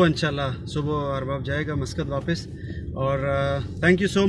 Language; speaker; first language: Hindi; non-native, local second language; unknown